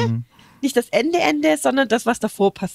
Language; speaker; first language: German; native; German